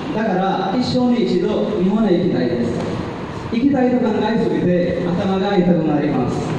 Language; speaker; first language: Japanese; non-native, learner; Hindi